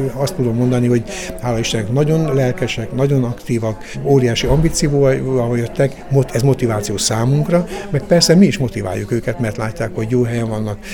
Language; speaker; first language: Hungarian; native; Hungarian